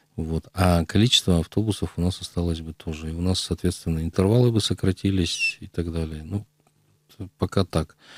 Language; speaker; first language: Russian; native; Russian